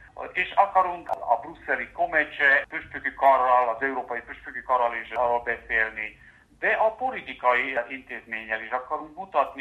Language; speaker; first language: Hungarian; early bilingual, heritage; Hungarian